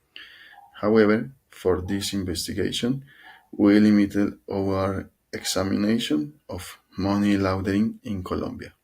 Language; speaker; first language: English; non-native, learner; Spanish